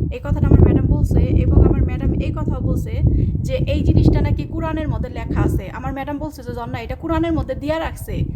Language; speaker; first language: Bangla; native; Bangla